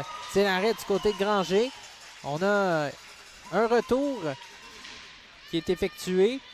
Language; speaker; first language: French; native; French